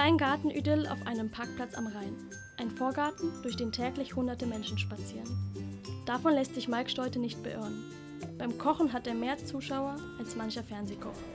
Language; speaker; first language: German; native; German